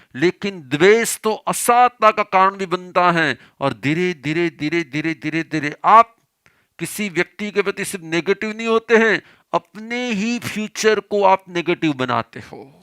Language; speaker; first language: Hindi; non-native, local second language; Gujarati